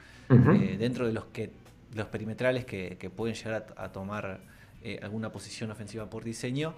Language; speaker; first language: Spanish; native; Spanish